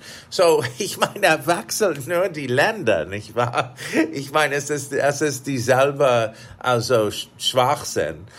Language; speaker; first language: German; non-native, fluent; English